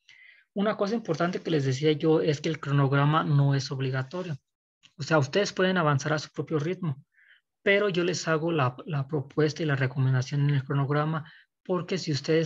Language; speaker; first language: Spanish; native; Spanish